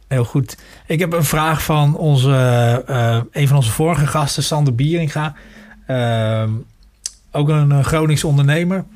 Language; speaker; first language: Dutch; native; Dutch